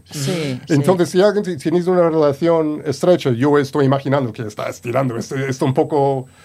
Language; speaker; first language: Spanish; non-native, fluent; English